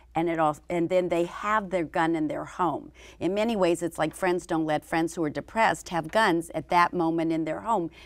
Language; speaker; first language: English; native; English